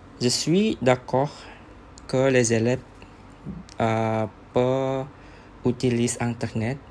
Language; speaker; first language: French; non-native, learner; Indonesian